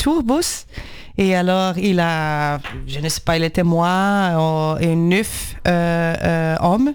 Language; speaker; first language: French; non-native, learner; Portuguese